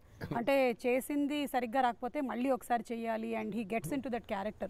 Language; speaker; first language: Telugu; native; Telugu